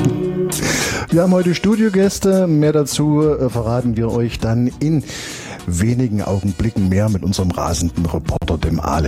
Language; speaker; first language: German; native; German